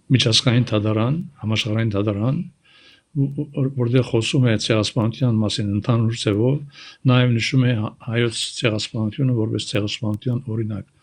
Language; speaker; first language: Armenian; early bilingual, heritage; Armenian